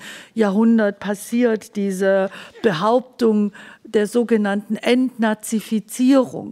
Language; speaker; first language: German; native; German